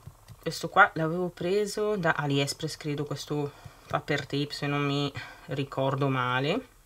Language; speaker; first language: Italian; native; Italian